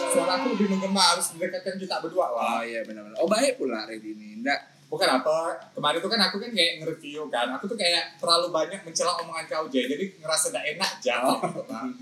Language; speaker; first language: Indonesian; non-native, local second language; Javanese